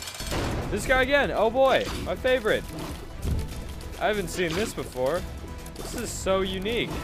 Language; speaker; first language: English; native; English